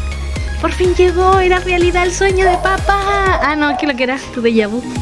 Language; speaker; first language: Spanish; native; Spanish